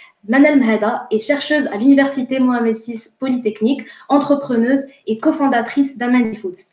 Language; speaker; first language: French; non-native, local second language; Arabic